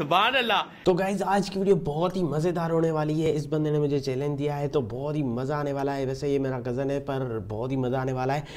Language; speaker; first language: Hindi; native; Hindi